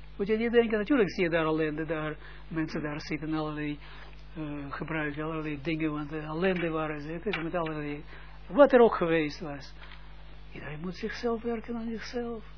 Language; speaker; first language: Dutch; non-native, fluent; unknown